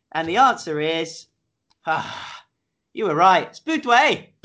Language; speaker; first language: English; native; English